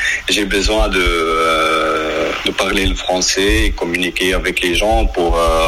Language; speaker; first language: French; non-native, local second language; Arabic